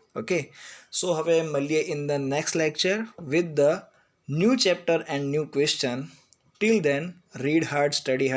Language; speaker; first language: English; non-native, local second language; Gujarati